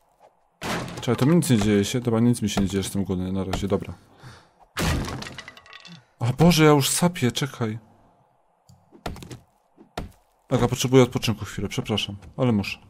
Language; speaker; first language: Polish; native; Polish